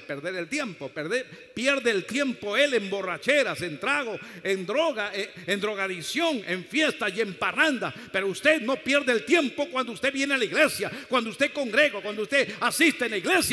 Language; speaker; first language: Spanish; native; Spanish